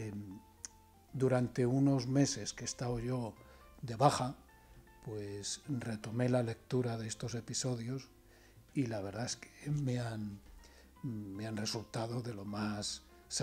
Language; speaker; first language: Spanish; native; Spanish